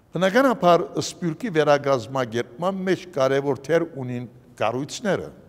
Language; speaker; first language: Armenian; early bilingual, heritage; Armenian